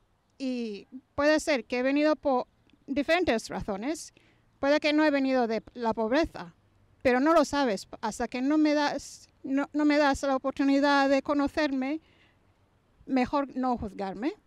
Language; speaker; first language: Spanish; non-native, fluent; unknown